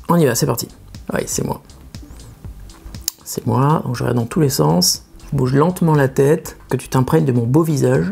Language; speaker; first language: French; native; French